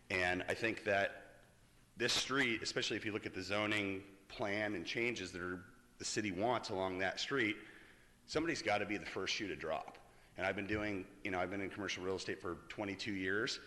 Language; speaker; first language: English; native; English